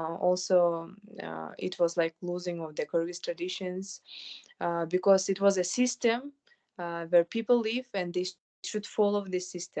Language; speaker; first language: English; non-native, fluent; Kyrgyz